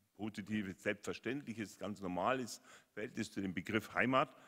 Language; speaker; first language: German; native; German